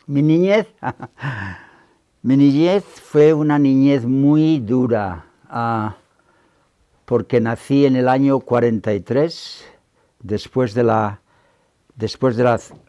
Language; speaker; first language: Spanish; native; Spanish